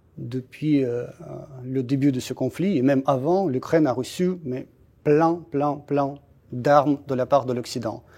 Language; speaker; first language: French; non-native, fluent; Russian